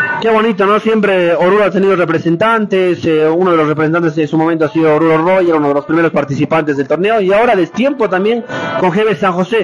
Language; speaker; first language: Spanish; native; Spanish